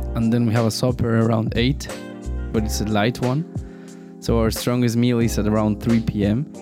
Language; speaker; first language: English; non-native, fluent; Spanish